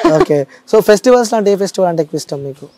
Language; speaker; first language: Telugu; native; Telugu